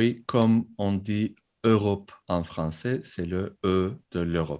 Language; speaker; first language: French; non-native, fluent; Turkish